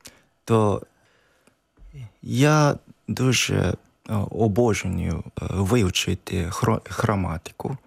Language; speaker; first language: Ukrainian; non-native, learner; Japanese